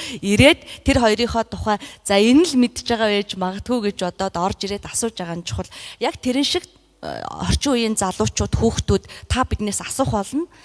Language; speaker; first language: Mongolian; native; Mongolian